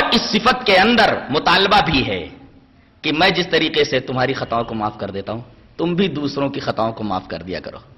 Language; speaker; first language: Urdu; native; Urdu